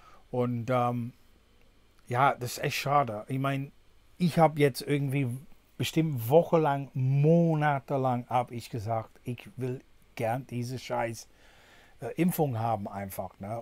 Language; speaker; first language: German; non-native, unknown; English